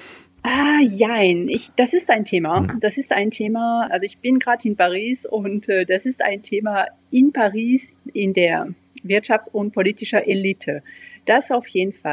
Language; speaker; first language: German; non-native, fluent; French